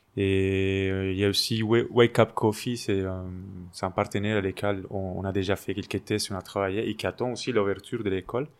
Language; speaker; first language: French; non-native, fluent; Spanish